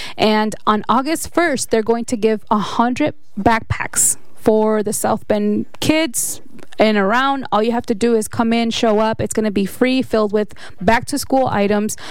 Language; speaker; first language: English; early bilingual, other home language; Spanish